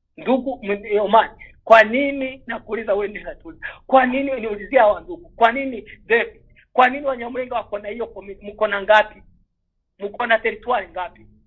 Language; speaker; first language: Swahili; non-native, local second language; Kinyarwanda